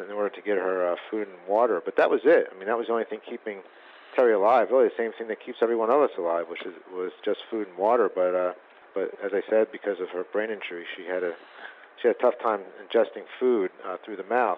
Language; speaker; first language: English; native; English